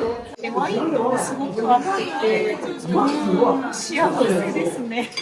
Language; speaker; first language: Japanese; non-native, learner; Italian